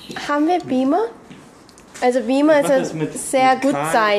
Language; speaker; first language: German; non-native, learner; Korean